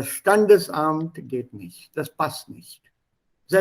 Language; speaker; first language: German; non-native, fluent; Hindi